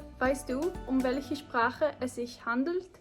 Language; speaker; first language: German; non-native, learner; English